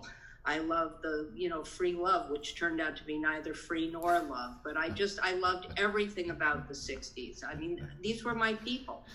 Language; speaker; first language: English; native; English